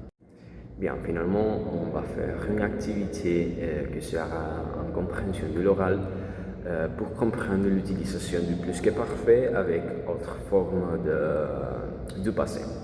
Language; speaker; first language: French; non-native, learner; Spanish